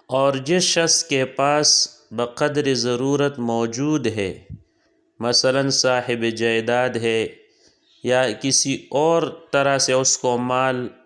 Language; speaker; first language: Urdu; native; Urdu